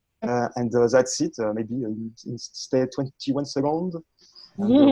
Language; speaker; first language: English; non-native, learner; French